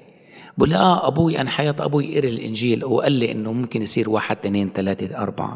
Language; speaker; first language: Arabic; native; Arabic